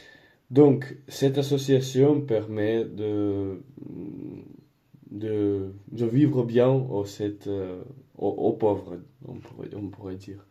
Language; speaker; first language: French; non-native, learner; Spanish